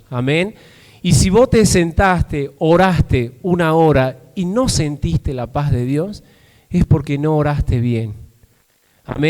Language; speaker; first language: Spanish; native; Spanish